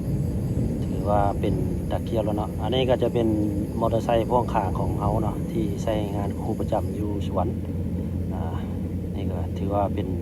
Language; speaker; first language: Thai; non-native, local second language; Northeastern Thai